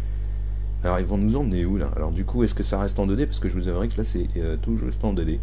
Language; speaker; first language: French; native; French